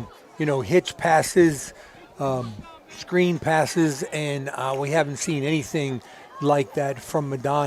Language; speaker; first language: English; native; English